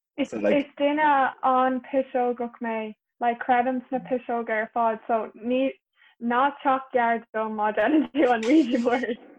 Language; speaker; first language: Irish; native; Irish